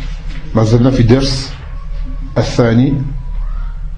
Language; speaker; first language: Arabic; non-native, fluent; French